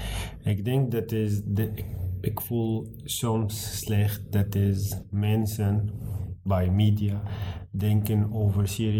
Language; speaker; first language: Dutch; non-native, learner; Arabic